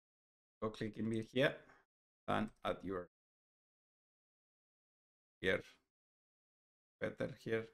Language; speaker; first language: German; non-native, learner; Spanish